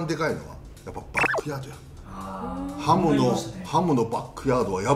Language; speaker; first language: Japanese; native; Japanese